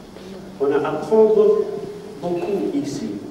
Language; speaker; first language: French; non-native, learner; English